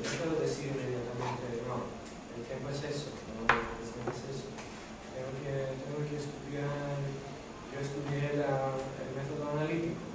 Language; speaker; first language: Spanish; non-native, fluent; Greek